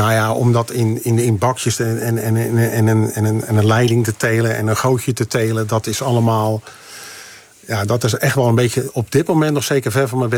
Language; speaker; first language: Dutch; native; Dutch